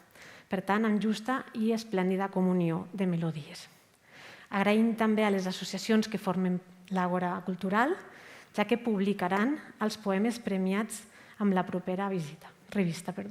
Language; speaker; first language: Catalan; native; Catalan